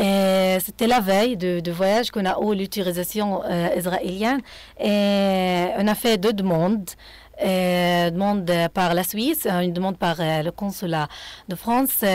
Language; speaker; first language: French; non-native, fluent; Arabic